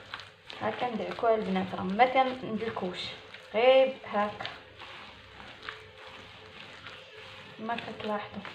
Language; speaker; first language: Arabic; native; Arabic